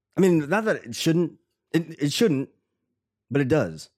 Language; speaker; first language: English; early bilingual, other home language; Filipino